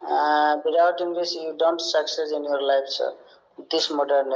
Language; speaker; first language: English; non-native, learner; Hindi